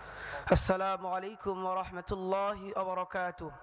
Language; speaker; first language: Arabic; non-native, learner; Bangla